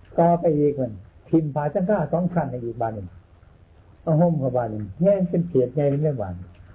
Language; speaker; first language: Thai; native; Thai